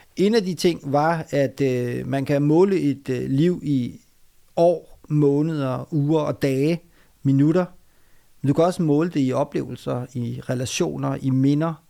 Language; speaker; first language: Danish; early bilingual, other home language; Urdu